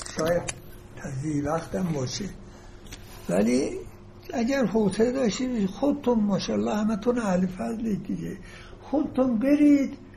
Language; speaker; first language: Persian; native; Persian